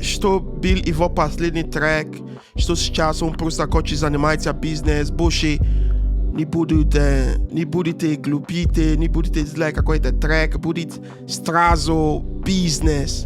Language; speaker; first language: Russian; non-native, learner; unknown